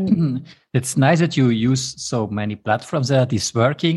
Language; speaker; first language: English; non-native, fluent; Dutch